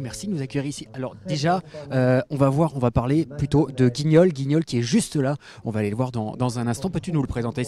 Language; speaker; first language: French; native; French